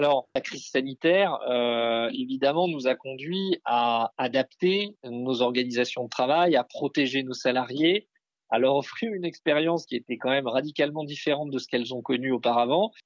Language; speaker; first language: French; native; French